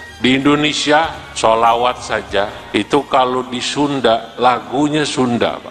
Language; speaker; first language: Indonesian; native; Indonesian